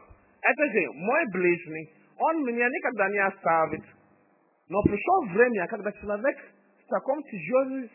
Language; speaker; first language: Russian; non-native, fluent; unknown